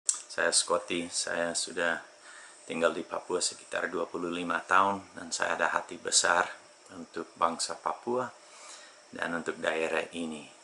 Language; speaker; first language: Indonesian; non-native, fluent; English